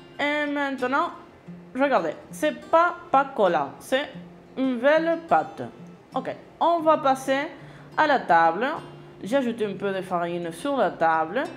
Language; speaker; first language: French; non-native, learner; Spanish